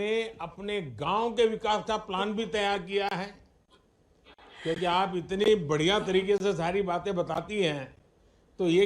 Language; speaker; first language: Hindi; non-native, local second language; Gujarati